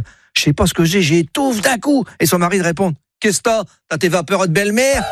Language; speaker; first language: French; native; French